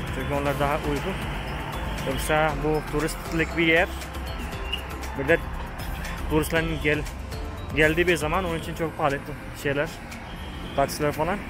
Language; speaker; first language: Turkish; non-native, fluent; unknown